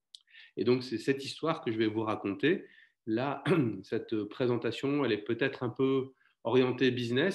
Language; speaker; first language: French; native; French